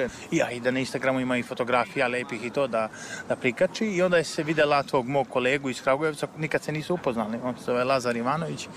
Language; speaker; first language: Serbian; native; Serbian